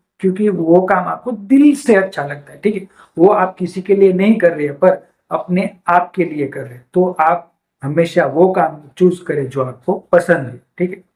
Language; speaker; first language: Hindi; non-native, local second language; Gujarati